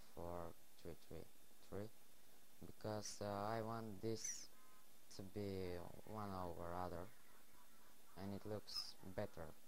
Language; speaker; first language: English; non-native, learner; Bulgarian